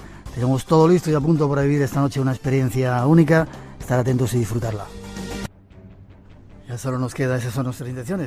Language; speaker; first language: Spanish; native; Spanish